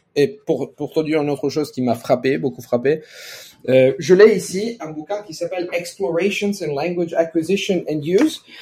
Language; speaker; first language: French; non-native, fluent; Italian